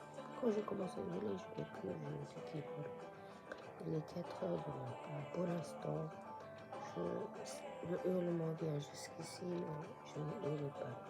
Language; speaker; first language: French; non-native, learner; Japanese